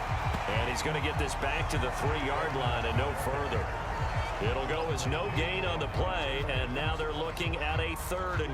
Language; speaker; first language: English; native; English